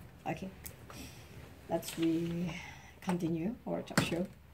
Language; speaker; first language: English; non-native, learner; Indonesian